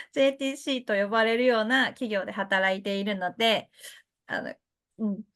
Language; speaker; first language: Japanese; early bilingual, other home language; Chinese